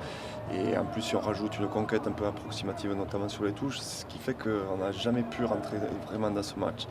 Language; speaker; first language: French; native; French